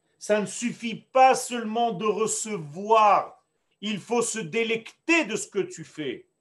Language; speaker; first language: French; non-native, fluent; Hebrew